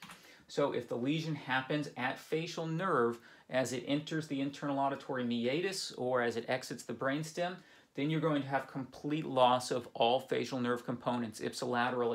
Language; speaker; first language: English; native; English